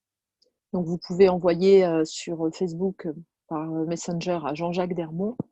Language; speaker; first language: French; native; French